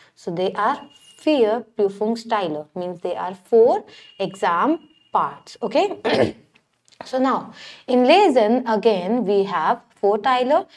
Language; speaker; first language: English; non-native, local second language; Hindi